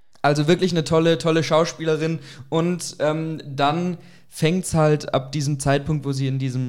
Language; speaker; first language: German; native; German